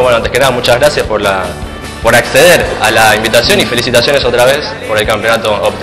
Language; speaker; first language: Spanish; native; Spanish